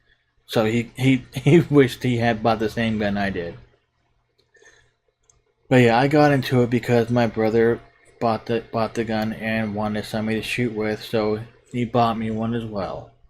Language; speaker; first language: English; native; English